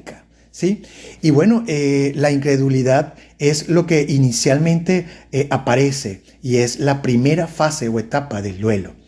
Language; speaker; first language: Spanish; native; Spanish